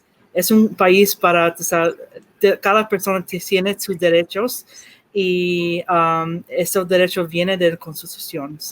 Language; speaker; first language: Spanish; early bilingual, heritage; Spanish